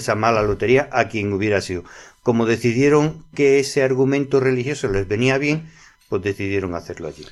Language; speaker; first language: Spanish; native; Spanish